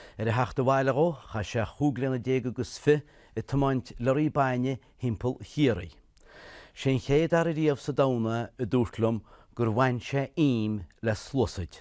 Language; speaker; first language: Irish; native; Irish